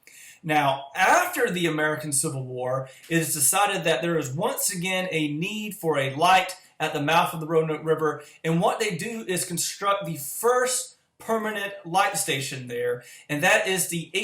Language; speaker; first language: English; native; English